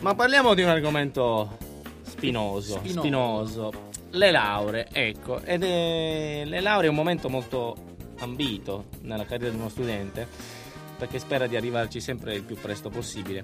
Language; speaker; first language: Italian; native; Italian